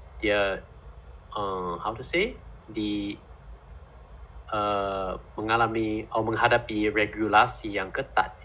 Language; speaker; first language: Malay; non-native, fluent; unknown